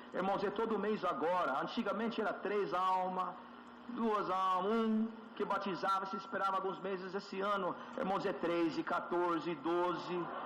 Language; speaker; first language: Portuguese; non-native, fluent; English